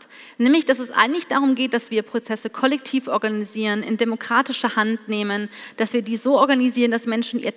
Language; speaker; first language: German; native; German